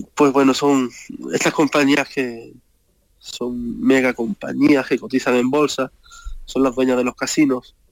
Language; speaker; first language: Spanish; native; Spanish